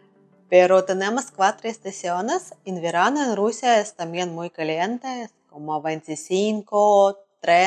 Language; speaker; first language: Spanish; non-native, learner; Russian